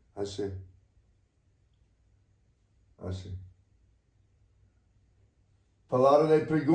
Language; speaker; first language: Spanish; non-native, learner; English